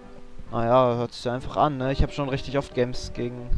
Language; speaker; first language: German; native; German